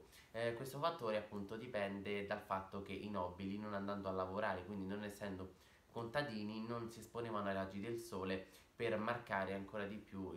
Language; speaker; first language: Italian; native; Italian